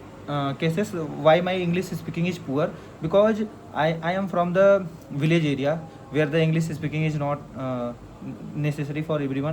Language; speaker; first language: English; non-native, learner; Hindi